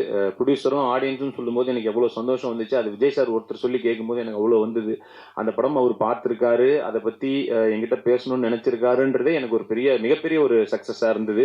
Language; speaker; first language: Tamil; native; Tamil